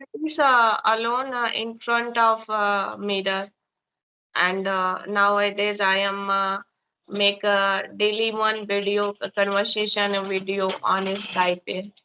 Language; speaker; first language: English; non-native, learner; Hindi